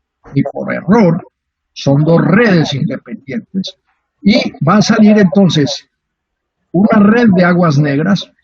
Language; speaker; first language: Spanish; native; Spanish